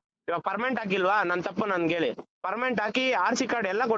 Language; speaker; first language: Kannada; native; Kannada